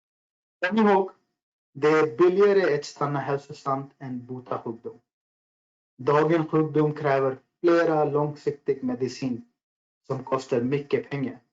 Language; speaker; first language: Swedish; non-native, fluent; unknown